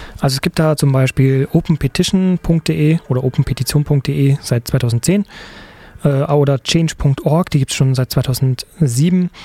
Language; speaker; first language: German; native; German